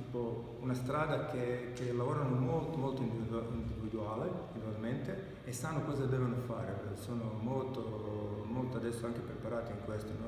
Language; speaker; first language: Italian; non-native, fluent; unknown